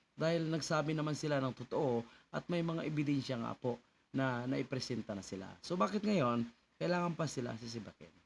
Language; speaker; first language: Filipino; native; Filipino